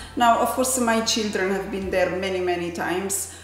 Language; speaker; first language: English; non-native, fluent; Italian